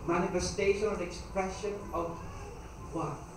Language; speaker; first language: English; non-native, local second language; Filipino